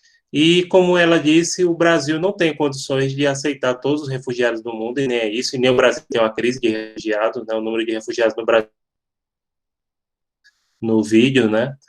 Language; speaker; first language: Portuguese; native; Portuguese